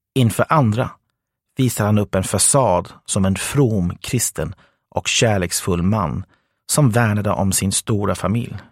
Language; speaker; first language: Swedish; non-native, fluent; English